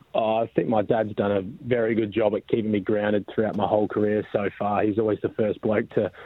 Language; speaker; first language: English; native; English